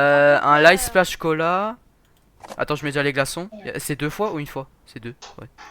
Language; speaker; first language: French; native; French